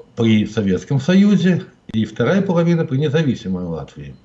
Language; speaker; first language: Russian; native; Russian